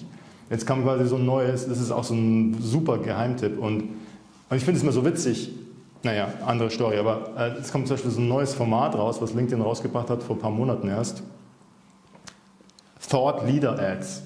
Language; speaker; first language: German; native; German